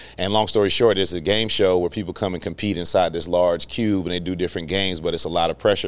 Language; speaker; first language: English; native; English